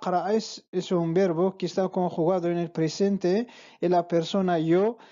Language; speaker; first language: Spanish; non-native, fluent; Arabic